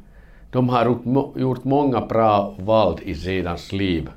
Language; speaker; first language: Swedish; non-native, learner; Finnish